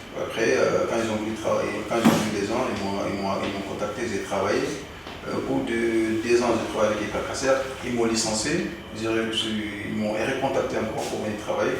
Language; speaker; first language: French; non-native, local second language; Soninke